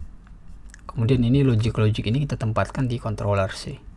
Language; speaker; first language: Indonesian; native; Indonesian